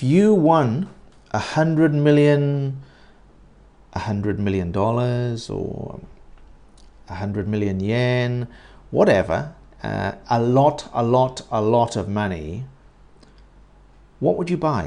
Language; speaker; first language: English; native; English